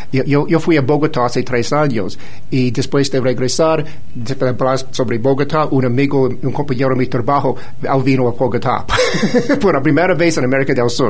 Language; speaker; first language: Spanish; non-native, fluent; English